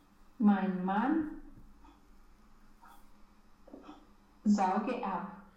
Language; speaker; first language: German; non-native, learner; Romanian